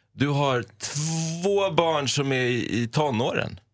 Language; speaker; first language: Swedish; non-native, fluent; Persian